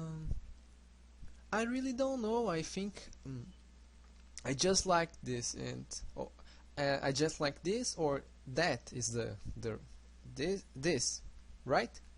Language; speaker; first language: English; non-native, learner; Portuguese